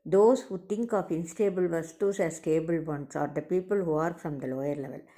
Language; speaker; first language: English; non-native, local second language; Tamil